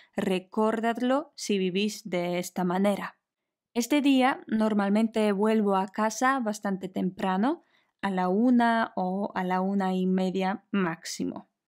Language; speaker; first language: Spanish; non-native, fluent; Polish